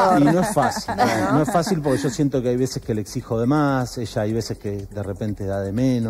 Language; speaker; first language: Spanish; native; Spanish